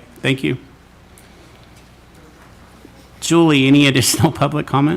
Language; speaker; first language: English; native; English